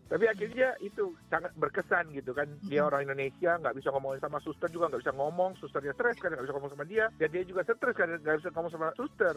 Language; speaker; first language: Indonesian; native; Indonesian